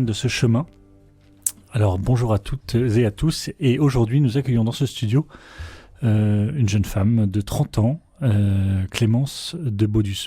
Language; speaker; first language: French; native; French